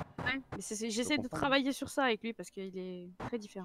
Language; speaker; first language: French; native; French